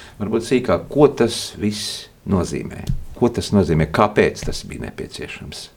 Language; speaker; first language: Latvian; native; Latvian